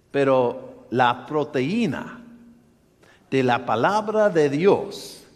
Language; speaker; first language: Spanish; non-native, learner; English